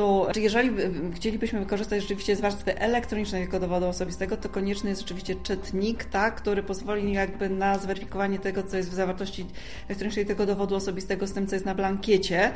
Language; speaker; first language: Polish; native; Polish